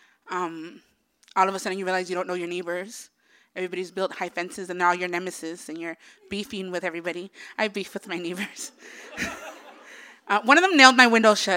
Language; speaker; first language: English; early bilingual, other home language; Spanish